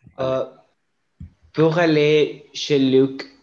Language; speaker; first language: French; non-native, learner; English